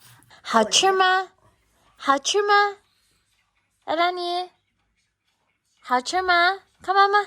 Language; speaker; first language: Chinese; non-native, learner; Filipino